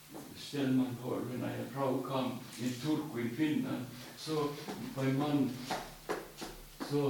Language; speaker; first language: German; non-native, fluent; Estonian